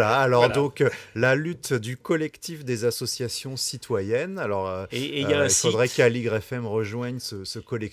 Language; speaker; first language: French; native; French